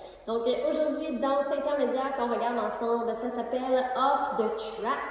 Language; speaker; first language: French; native; French